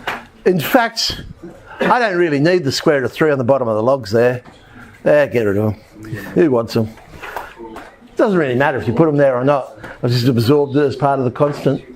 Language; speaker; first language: English; native; English